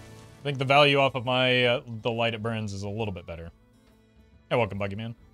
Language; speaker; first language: English; native; English